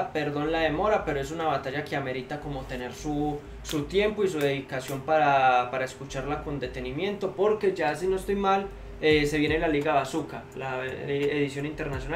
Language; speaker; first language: Spanish; native; Spanish